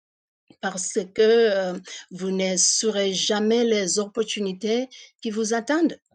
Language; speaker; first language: French; non-native, fluent; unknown